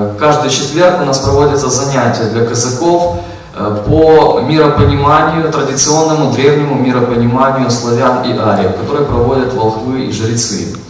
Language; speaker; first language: Russian; non-native, local second language; Ukrainian